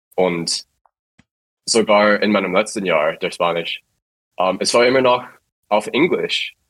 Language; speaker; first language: German; non-native, fluent; English